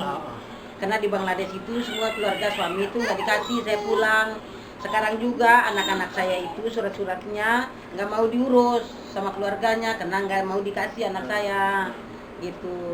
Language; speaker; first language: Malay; non-native, local second language; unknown